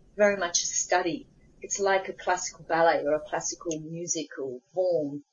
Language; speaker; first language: English; early bilingual, other home language; Spanish